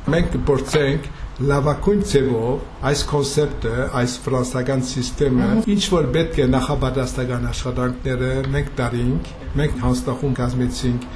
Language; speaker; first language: Armenian; early bilingual, heritage; Armenian